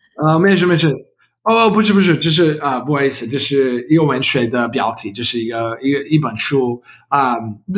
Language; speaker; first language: Chinese; non-native, learner; English